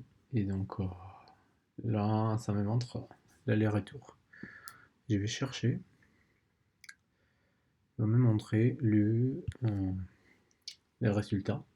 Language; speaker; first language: French; non-native, learner; Spanish